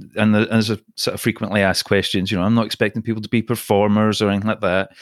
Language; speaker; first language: English; native; English